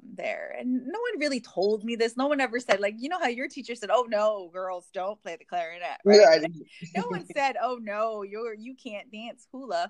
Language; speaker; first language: English; native; English